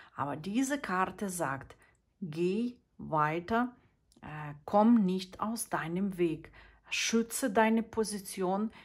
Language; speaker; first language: German; non-native, fluent; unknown